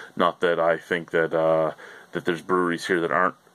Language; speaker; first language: English; native; English